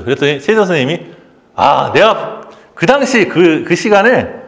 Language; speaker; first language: Korean; native; Korean